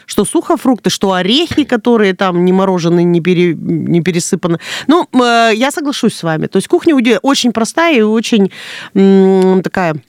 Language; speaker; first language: Russian; native; Russian